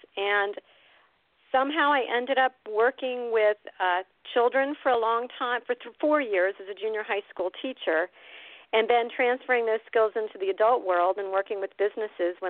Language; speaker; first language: English; native; English